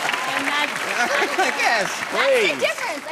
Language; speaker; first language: English; native; English